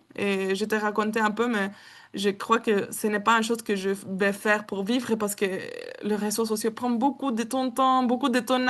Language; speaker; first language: French; non-native, learner; Spanish